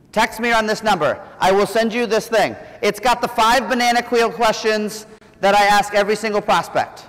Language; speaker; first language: English; native; English